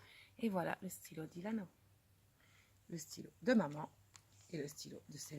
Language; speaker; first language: French; native; French